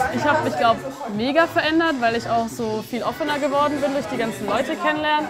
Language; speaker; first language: German; native; German